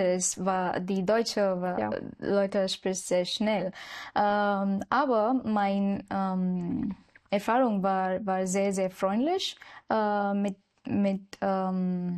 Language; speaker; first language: German; non-native, learner; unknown